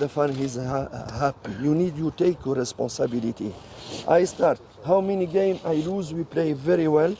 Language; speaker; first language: English; non-native, learner; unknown